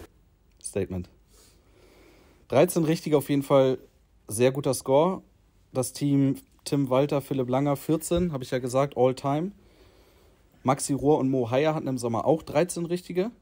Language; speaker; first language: German; native; German